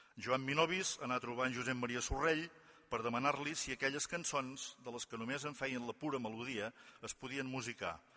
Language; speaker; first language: Catalan; native; Catalan